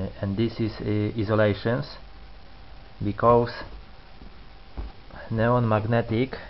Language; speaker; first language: English; non-native, learner; Polish